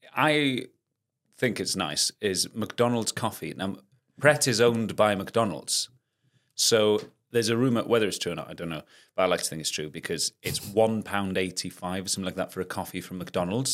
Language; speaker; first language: English; non-native, local second language; Welsh